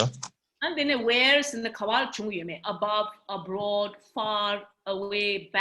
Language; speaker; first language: English; non-native, learner; Tibetan